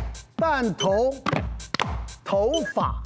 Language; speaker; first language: Chinese; native; Chinese